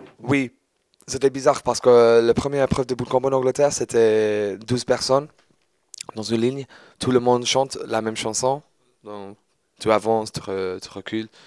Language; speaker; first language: French; non-native, fluent; English